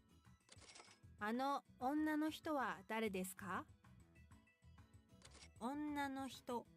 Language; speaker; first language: Japanese; non-native, learner; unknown